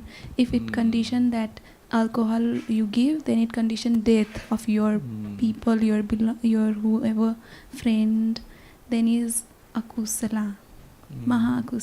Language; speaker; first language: English; non-native, learner; Nepali